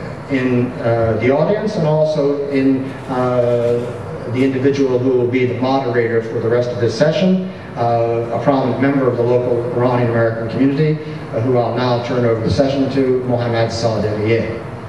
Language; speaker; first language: English; native; English